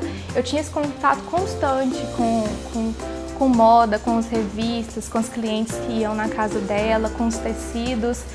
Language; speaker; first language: Portuguese; native; Portuguese